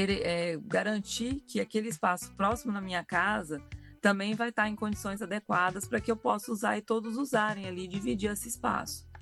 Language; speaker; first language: Portuguese; native; Portuguese